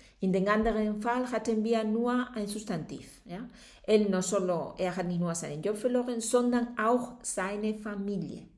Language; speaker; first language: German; non-native, fluent; Spanish